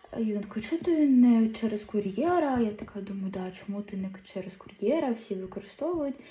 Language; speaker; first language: Ukrainian; non-native, local second language; Russian